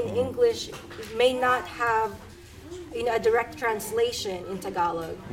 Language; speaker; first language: English; non-native, local second language; Filipino